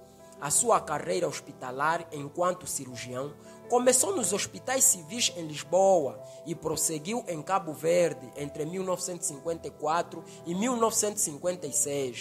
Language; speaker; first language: Portuguese; native; Portuguese